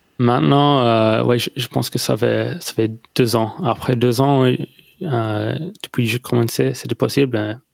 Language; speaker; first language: French; non-native, learner; English